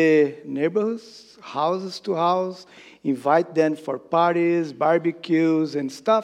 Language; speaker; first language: English; non-native, fluent; Portuguese